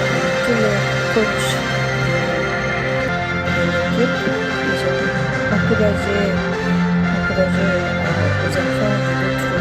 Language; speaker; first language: French; non-native, fluent; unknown